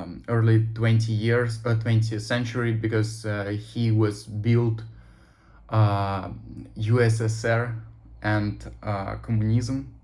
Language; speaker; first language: English; non-native, learner; Russian